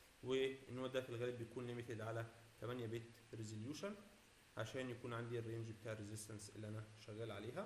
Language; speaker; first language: Arabic; native; Arabic